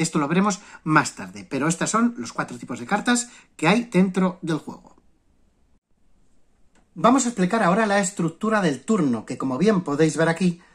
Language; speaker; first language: Spanish; native; Spanish